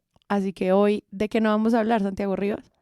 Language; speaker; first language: Spanish; native; Spanish